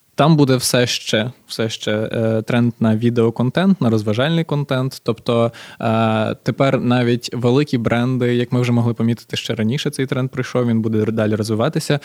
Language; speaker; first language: Ukrainian; native; Ukrainian